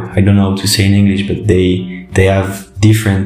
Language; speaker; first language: English; non-native, fluent; French